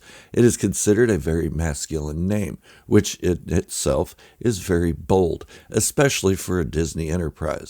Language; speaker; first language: English; native; English